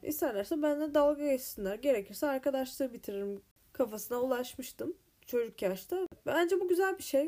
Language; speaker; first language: Turkish; native; Turkish